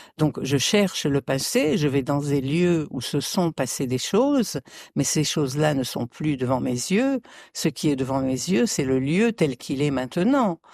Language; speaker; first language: French; early bilingual, other home language; Arabic